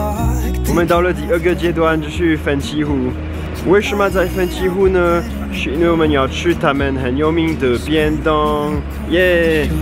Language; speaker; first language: Chinese; non-native, fluent; French